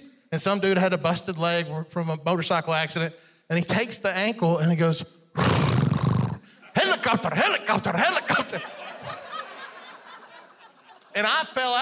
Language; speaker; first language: English; non-native, fluent; Persian